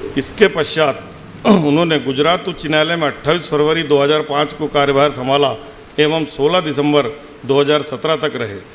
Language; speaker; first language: Hindi; native; Hindi